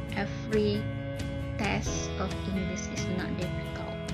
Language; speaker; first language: English; non-native, fluent; Indonesian